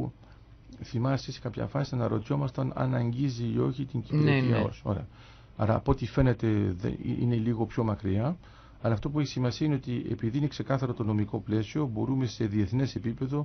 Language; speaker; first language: Greek; native; Greek